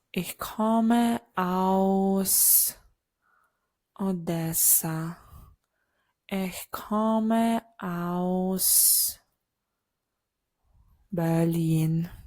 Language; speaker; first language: German; non-native, learner; Ukrainian